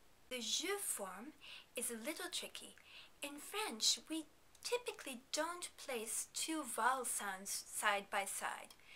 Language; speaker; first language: English; native; English